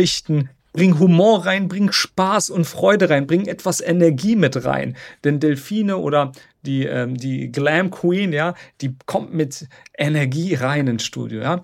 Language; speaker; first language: German; native; German